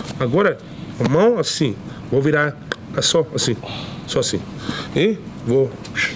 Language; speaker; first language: Portuguese; non-native, learner; English